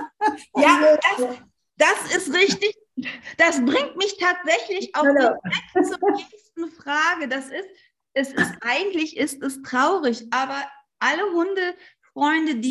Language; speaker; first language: German; native; German